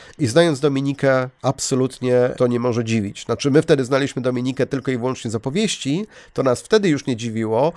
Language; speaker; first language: Polish; native; Polish